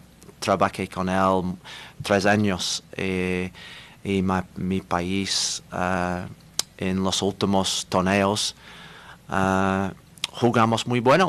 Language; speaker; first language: Spanish; non-native, learner; English